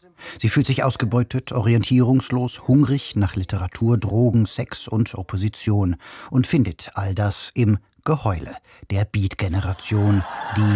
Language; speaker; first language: German; native; German